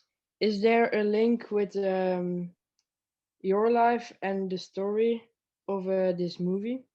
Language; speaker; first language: English; non-native, learner; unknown